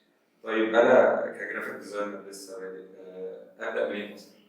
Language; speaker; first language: Arabic; native; Arabic